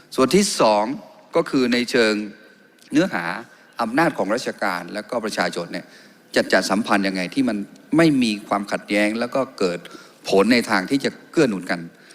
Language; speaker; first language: Thai; non-native, local second language; Karen languages